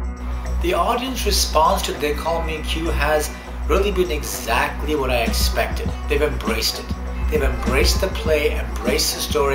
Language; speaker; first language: English; native; English